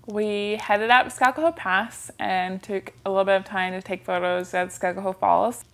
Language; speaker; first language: English; native; English